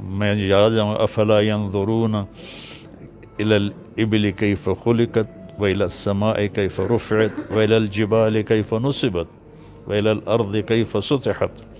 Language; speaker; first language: Urdu; non-native, local second language; Punjabi